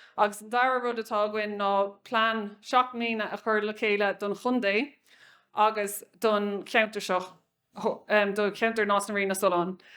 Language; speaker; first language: Irish; non-native, local second language; English